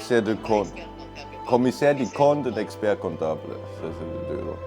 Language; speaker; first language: French; non-native, fluent; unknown